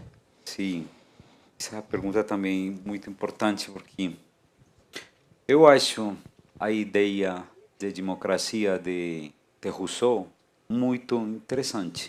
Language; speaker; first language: Portuguese; non-native, fluent; Spanish